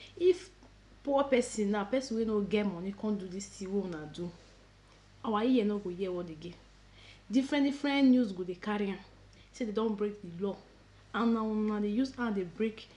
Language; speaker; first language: Nigerian Pidgin; native; Nigerian Pidgin